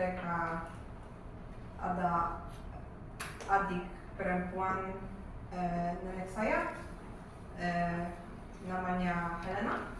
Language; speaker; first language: Indonesian; non-native, learner; Polish